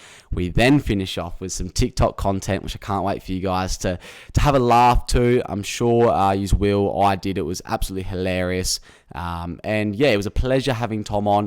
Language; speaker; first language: English; native; English